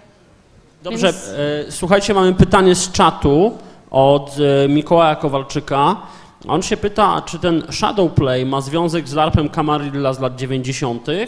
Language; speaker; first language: Polish; native; Polish